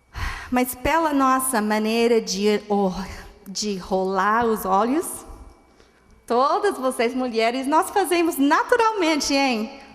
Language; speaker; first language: Portuguese; non-native, fluent; English